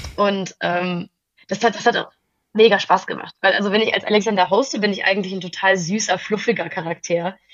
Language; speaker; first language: German; native; German